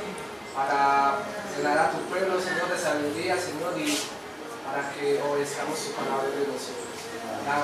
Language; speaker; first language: Spanish; native; Spanish